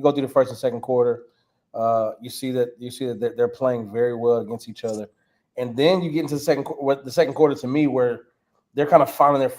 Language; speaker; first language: English; native; English